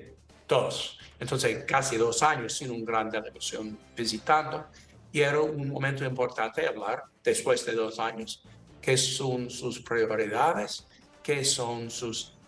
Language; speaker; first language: Spanish; non-native, learner; English